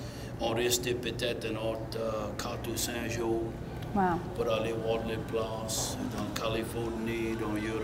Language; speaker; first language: French; non-native, local second language; English